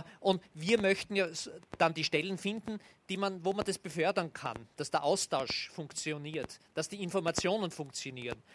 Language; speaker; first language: German; native; German